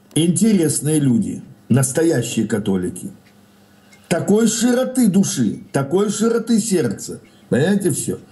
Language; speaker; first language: Russian; native; Russian